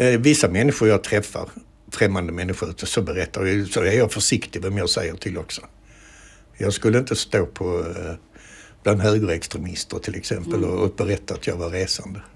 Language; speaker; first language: Swedish; native; Swedish